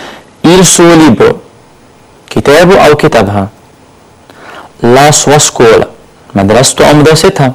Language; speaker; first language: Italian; non-native, fluent; Arabic